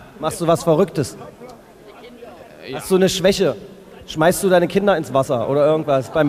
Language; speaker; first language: German; native; German